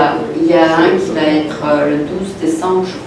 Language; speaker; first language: French; non-native, local second language; Arabic